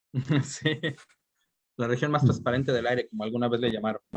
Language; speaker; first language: Spanish; native; Spanish